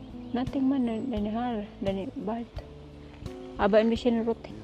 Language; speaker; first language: German; non-native, learner; Filipino